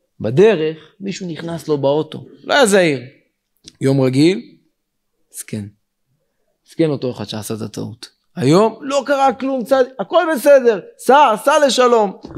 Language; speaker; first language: Hebrew; native; Hebrew